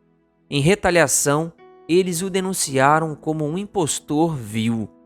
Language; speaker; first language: Portuguese; native; Portuguese